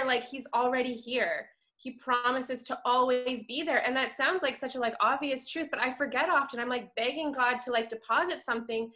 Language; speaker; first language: English; native; English